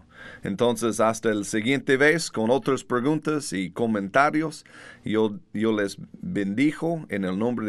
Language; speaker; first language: Spanish; non-native, learner; English